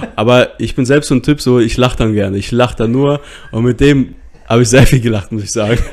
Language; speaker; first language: German; early bilingual, other home language; Russian